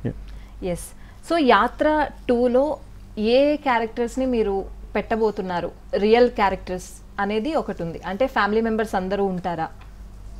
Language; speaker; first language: Telugu; native; Telugu